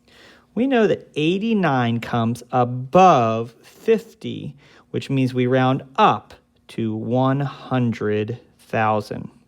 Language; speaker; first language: English; native; English